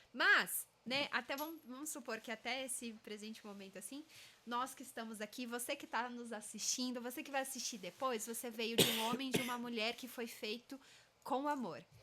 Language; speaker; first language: Portuguese; native; Portuguese